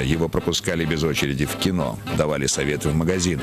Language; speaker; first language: Russian; native; Russian